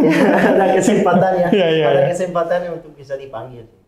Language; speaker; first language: Indonesian; non-native, fluent; Italian